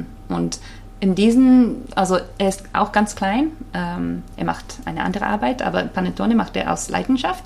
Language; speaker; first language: German; non-native, fluent; Japanese